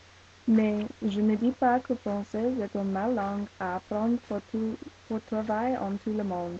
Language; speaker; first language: French; non-native, learner; English